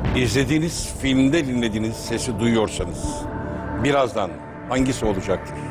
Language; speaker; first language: Turkish; native; Turkish